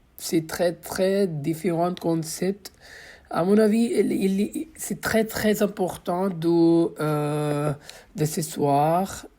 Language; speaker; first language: French; non-native, fluent; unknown